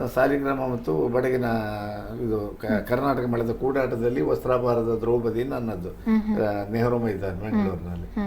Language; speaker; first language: Kannada; native; Kannada